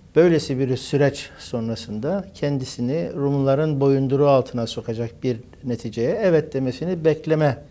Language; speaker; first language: Turkish; native; Turkish